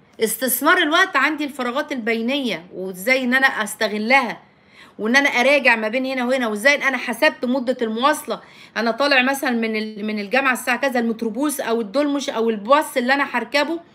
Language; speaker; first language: Arabic; native; Arabic